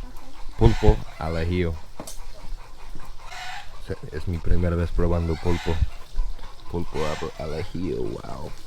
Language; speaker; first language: Spanish; non-native, learner; English